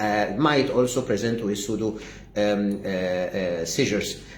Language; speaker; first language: English; non-native, fluent; Arabic